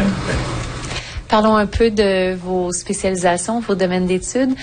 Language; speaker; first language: French; native; French